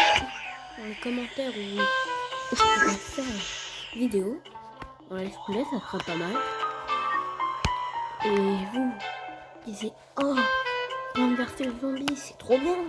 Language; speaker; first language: French; native; French